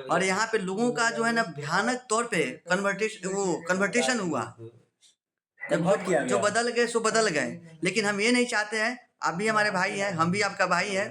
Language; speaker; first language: Hindi; native; Hindi